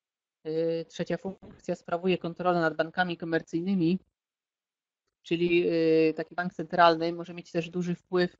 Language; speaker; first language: Polish; native; Polish